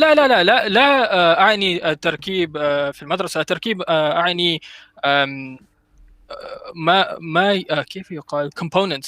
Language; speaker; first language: Arabic; non-native, learner; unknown